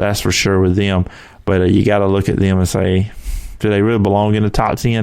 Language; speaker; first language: English; native; English